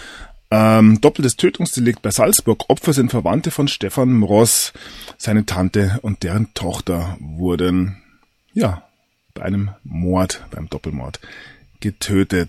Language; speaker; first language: German; native; German